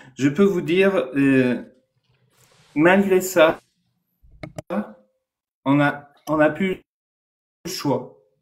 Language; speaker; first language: French; non-native, fluent; Persian